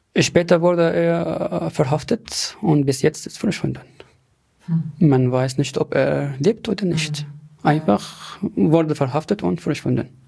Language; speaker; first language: German; non-native, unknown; Arabic